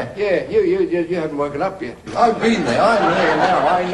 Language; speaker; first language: English; native; English